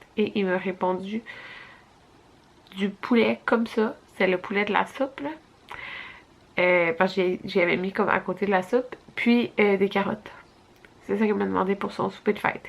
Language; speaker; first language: French; native; French